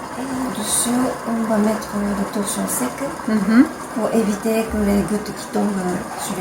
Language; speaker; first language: French; non-native, fluent; Japanese